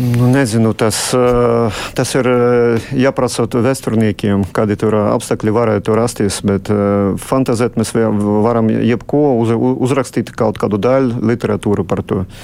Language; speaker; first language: Latvian; non-native, local second language; Russian